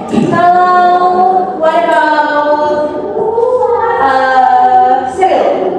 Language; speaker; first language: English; non-native, fluent; Indonesian